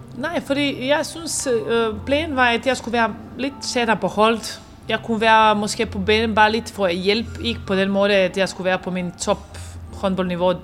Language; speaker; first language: Danish; non-native, fluent; Serbian